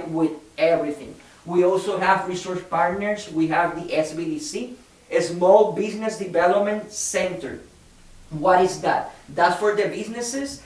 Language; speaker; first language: English; non-native, fluent; Spanish